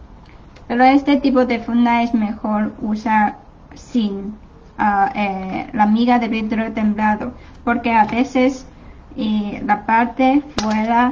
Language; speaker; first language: Spanish; non-native, learner; Chinese